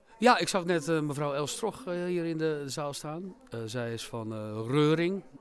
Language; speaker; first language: Dutch; native; Dutch